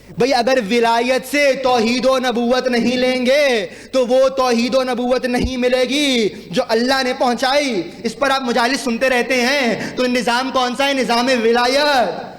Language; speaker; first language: Urdu; native; Urdu